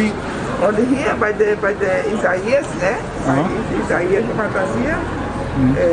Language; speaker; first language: German; non-native, learner; Portuguese